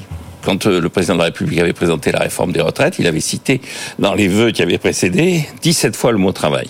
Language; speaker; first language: French; native; French